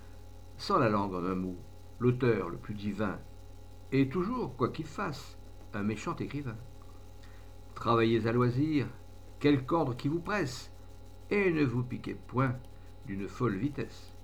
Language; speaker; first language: French; native; French